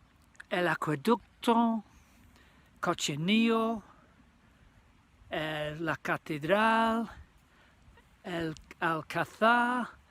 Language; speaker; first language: Spanish; non-native, learner; English